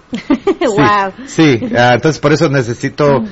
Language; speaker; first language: Spanish; native; Spanish